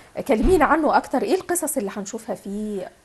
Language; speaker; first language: Arabic; native; Arabic